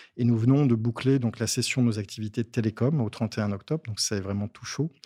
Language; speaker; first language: French; native; French